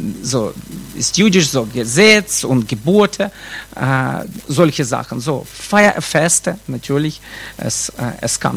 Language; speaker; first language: German; non-native, fluent; Russian